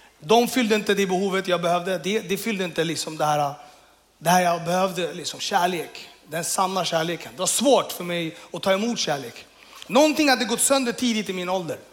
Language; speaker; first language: Swedish; early bilingual, other home language; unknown